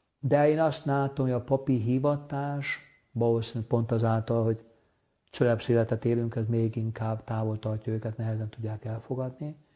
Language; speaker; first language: Hungarian; native; Hungarian